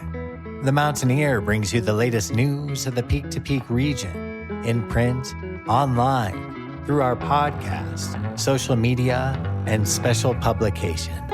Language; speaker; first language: English; native; English